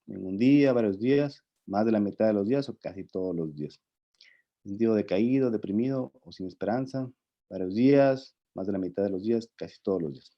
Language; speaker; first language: Spanish; native; Spanish